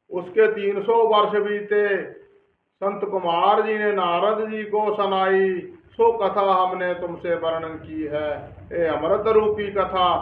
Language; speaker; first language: Hindi; non-native, local second language; Punjabi